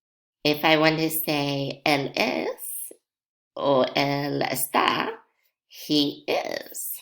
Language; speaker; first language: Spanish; non-native, fluent; English